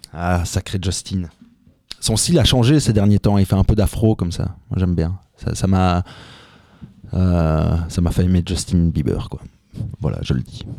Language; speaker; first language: French; native; French